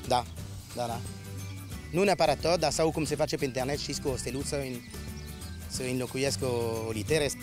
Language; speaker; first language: Romanian; non-native, fluent; French